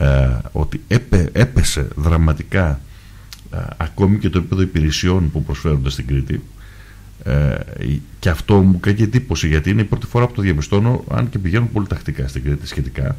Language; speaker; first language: Greek; native; Greek